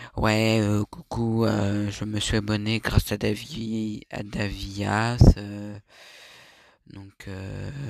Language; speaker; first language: French; native; French